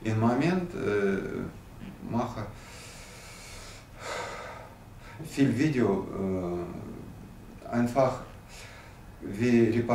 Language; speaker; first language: German; non-native, learner; Russian